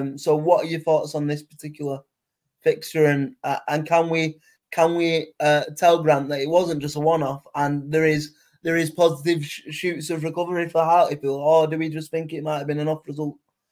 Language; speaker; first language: English; native; English